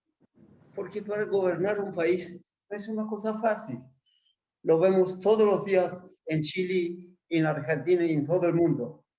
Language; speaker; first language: Spanish; non-native, learner; Persian